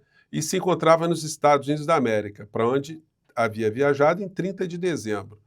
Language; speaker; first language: Portuguese; native; Portuguese